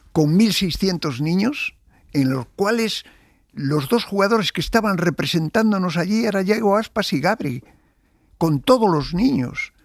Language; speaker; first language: Spanish; native; Spanish